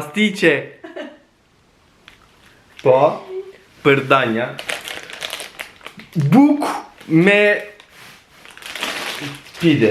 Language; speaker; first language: Albanian; non-native, learner; Turkish